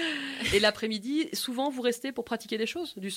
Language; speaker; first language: French; native; French